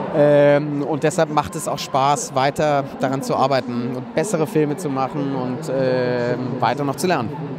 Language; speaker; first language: German; native; German